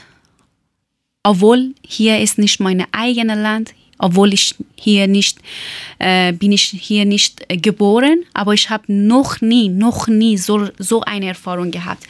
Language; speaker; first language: German; non-native, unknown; Persian